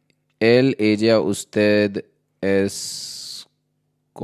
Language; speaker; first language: Spanish; non-native, learner; Hindi